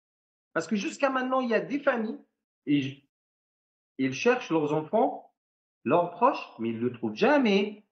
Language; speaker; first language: French; non-native, fluent; Arabic